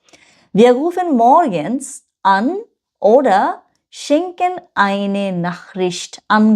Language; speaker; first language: German; non-native, learner; Bangla